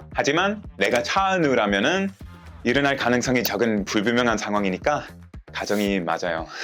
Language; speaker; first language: Korean; native; Korean